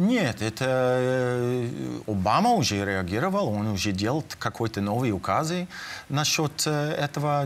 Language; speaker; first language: Russian; non-native, fluent; English